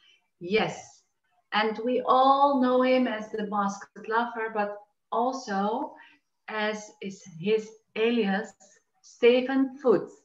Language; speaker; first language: English; non-native, fluent; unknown